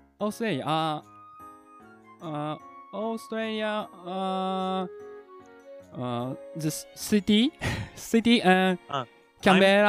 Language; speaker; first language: English; non-native, learner; Japanese